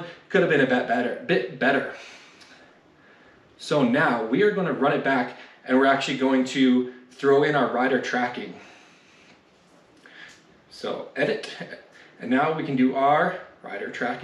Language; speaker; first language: English; native; English